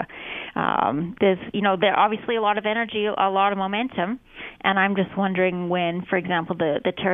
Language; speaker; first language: English; native; English